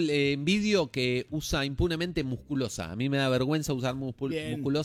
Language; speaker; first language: Spanish; native; Spanish